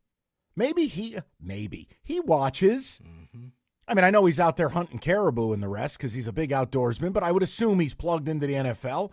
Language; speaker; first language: English; native; English